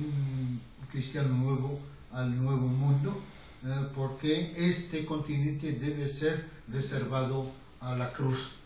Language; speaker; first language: Spanish; non-native, fluent; Arabic